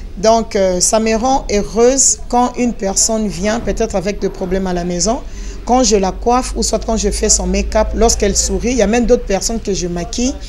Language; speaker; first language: French; non-native, local second language; Lingala